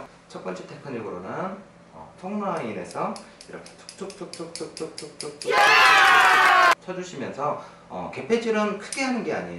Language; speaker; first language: Korean; native; Korean